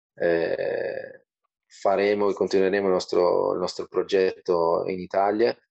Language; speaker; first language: Italian; non-native, fluent; Portuguese